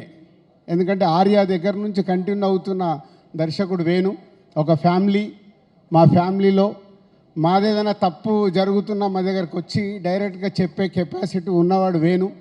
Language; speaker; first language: Telugu; native; Telugu